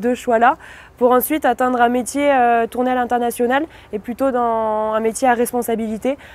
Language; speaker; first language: French; native; French